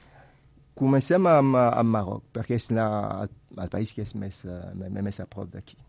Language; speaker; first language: Catalan; non-native, fluent; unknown